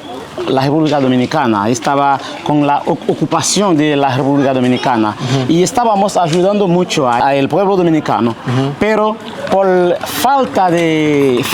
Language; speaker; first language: Spanish; early bilingual, heritage; Haitian Creole